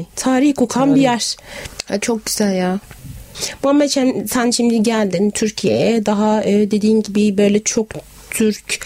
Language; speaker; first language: Turkish; non-native, fluent; Arabic